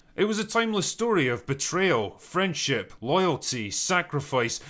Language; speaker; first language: English; native; English